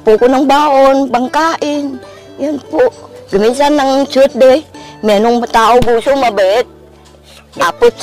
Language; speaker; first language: Filipino; non-native, learner; Vietnamese